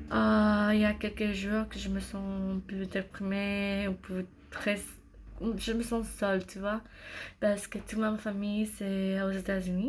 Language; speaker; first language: French; non-native, learner; English